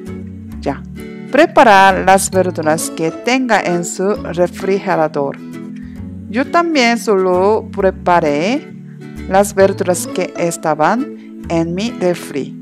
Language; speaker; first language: Spanish; non-native, learner; Korean